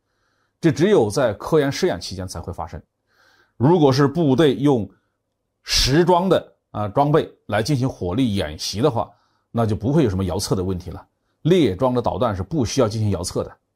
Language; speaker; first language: Chinese; native; Chinese